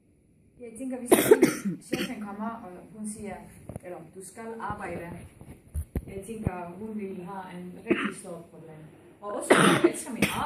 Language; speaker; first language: Danish; non-native, learner; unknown